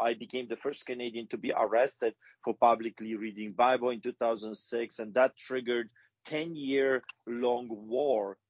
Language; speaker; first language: English; non-native, fluent; Polish